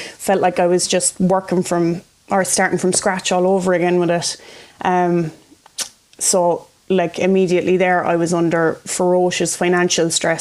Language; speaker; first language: English; native; English